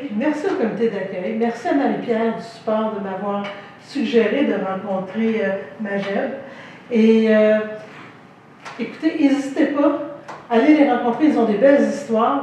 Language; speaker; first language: French; native; French